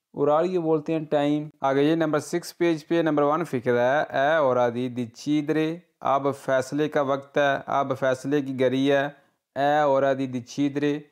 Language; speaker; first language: Urdu; non-native, local second language; Punjabi